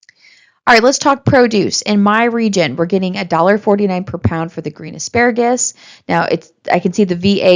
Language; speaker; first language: English; native; English